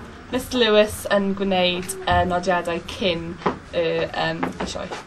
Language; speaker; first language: Welsh; non-native, local second language; English